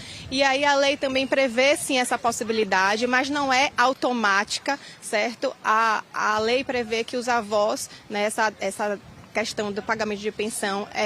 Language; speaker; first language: Portuguese; native; Portuguese